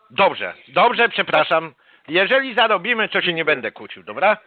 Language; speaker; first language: Polish; native; Polish